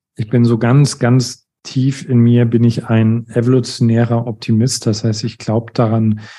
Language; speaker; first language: German; native; German